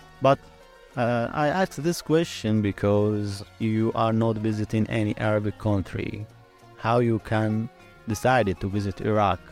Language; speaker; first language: English; non-native, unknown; Arabic